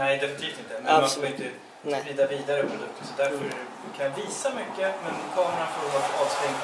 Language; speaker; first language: Swedish; native; Swedish